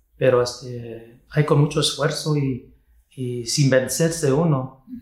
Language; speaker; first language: Spanish; early bilingual, heritage; Spanish